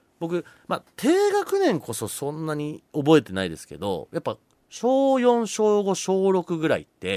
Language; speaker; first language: Japanese; native; Japanese